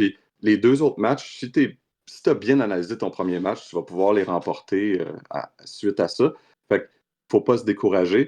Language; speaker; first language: French; native; French